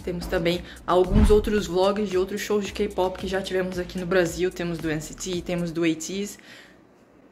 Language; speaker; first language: Portuguese; native; Portuguese